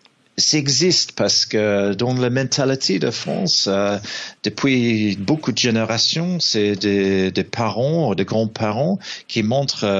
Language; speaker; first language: French; non-native, fluent; English